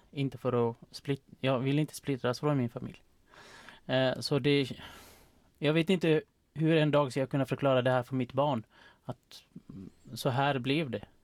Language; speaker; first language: Swedish; non-native, fluent; Persian